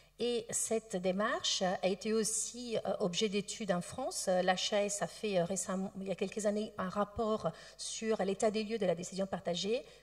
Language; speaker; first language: French; non-native, fluent; Italian